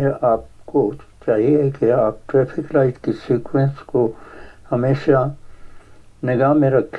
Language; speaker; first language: Urdu; native; Urdu